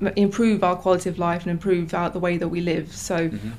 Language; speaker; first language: English; native; English